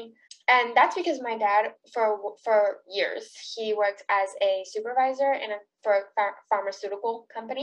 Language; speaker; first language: English; early bilingual, other home language; Spanish